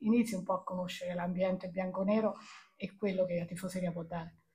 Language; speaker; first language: Italian; native; Italian